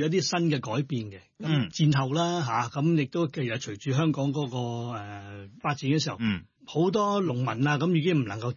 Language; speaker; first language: Cantonese; non-native, local second language; Hakka Chinese